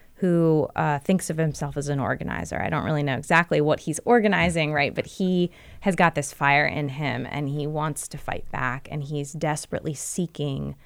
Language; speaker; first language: English; native; English